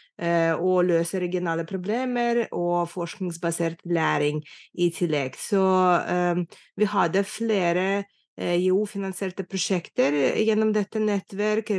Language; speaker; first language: Norwegian; non-native, fluent; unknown